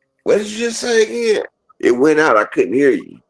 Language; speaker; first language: English; native; English